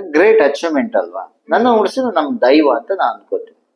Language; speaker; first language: Kannada; native; Kannada